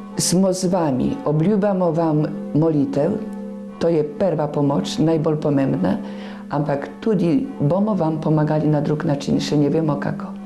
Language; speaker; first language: Slovenian; non-native, fluent; Polish